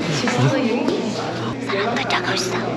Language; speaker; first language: Korean; non-native, learner; Turkish